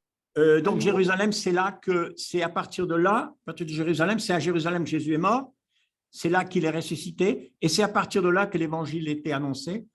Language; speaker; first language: French; native; French